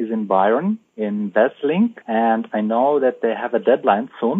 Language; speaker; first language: English; non-native, fluent; Uzbek